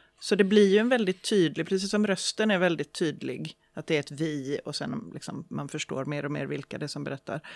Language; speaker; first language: Swedish; native; Swedish